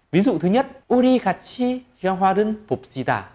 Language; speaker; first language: Korean; non-native, learner; Vietnamese